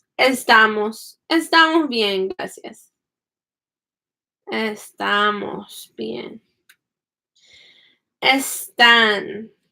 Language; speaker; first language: Spanish; non-native, fluent; English